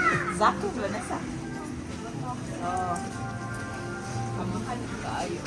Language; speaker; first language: Filipino; non-native, local second language; Cebuano